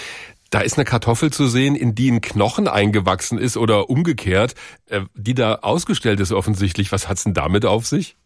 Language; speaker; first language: German; native; German